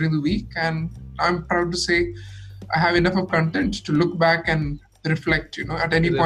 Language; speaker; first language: English; non-native, local second language; Malayalam